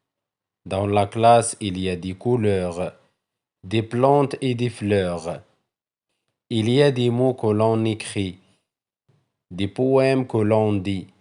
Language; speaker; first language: French; non-native, local second language; Arabic